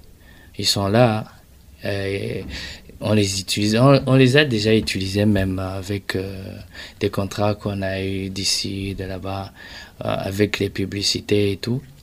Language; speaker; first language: French; non-native, local second language; Rundi